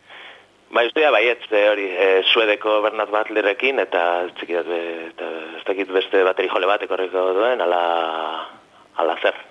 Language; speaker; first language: Basque; native; Basque